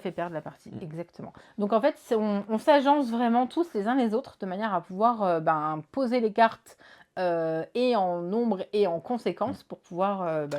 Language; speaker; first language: French; native; French